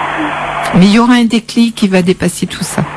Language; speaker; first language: French; native; French